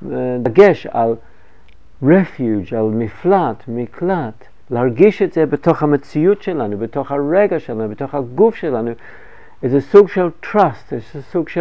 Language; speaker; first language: Hebrew; non-native, fluent; English